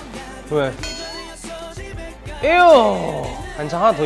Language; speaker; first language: Korean; native; Korean